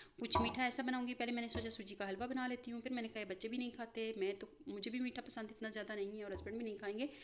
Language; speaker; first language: Urdu; non-native, local second language; Punjabi